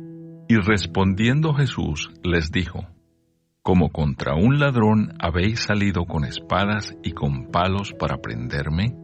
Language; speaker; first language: Spanish; native; Spanish